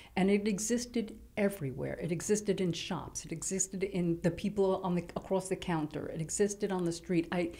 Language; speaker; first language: English; native; English